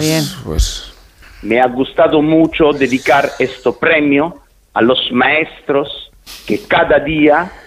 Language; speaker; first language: Spanish; non-native, fluent; Italian